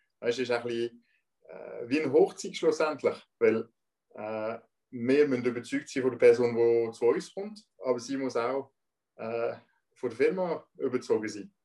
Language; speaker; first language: German; non-native, local second language; French